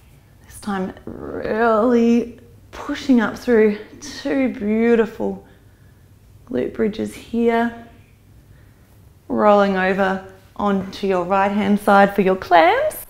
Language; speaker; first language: English; native; English